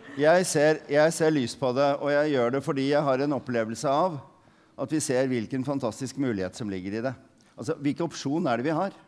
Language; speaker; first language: Norwegian; native; Norwegian